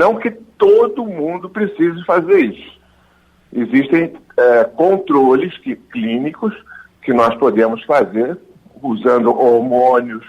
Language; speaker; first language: Portuguese; native; Portuguese